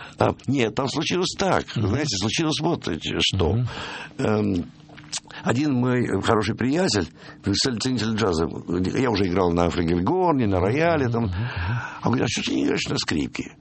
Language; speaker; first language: Russian; native; Russian